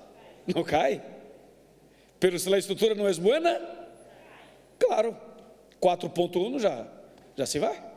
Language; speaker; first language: Spanish; non-native, fluent; Portuguese